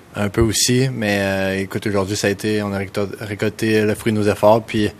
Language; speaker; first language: French; native; French